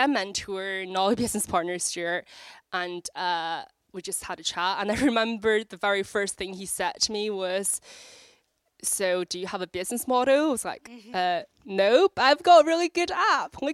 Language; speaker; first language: English; native; English